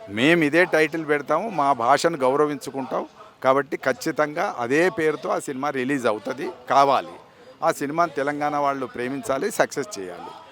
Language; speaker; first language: Telugu; native; Telugu